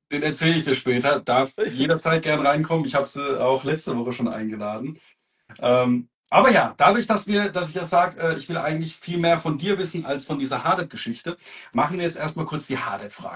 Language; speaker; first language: German; native; German